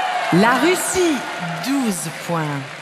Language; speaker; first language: French; non-native, fluent; Swedish